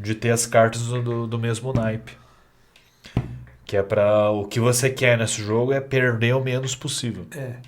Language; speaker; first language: Portuguese; native; Portuguese